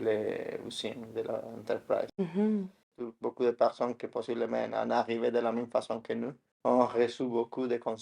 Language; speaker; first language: French; non-native, learner; Spanish